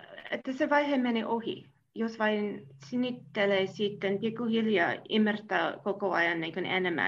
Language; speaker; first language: Finnish; non-native, fluent; English